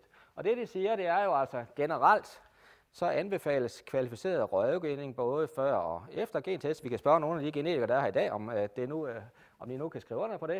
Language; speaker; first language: Danish; native; Danish